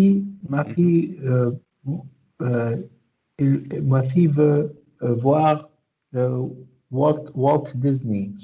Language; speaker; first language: French; non-native, learner; Arabic